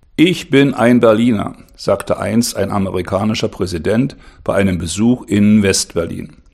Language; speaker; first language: German; native; German